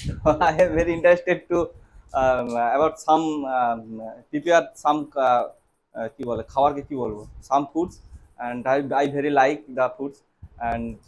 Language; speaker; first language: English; non-native, learner; Bangla